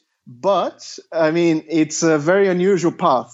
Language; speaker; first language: English; non-native, fluent; Portuguese